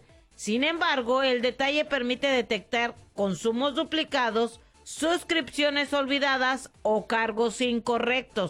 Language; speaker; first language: Spanish; native; Spanish